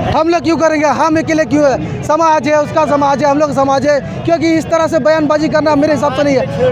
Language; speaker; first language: Hindi; native; Hindi